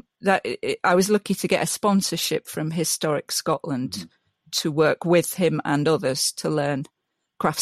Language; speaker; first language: English; native; English